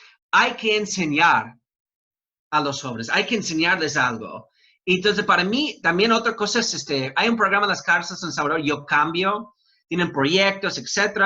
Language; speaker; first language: Spanish; non-native, fluent; English